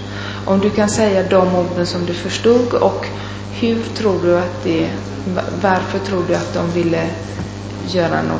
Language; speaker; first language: Swedish; non-native, fluent; Italian